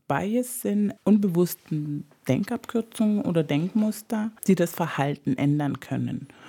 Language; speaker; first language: German; non-native, fluent; Spanish